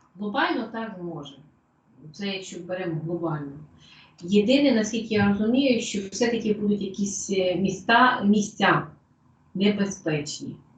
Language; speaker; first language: Ukrainian; non-native, local second language; Russian